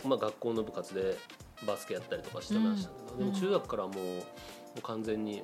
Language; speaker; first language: Japanese; native; Japanese